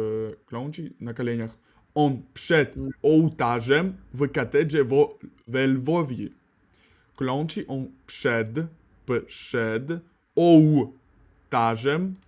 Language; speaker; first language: Polish; non-native, learner; Russian